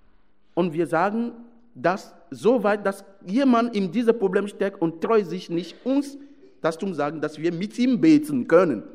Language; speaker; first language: German; non-native, fluent; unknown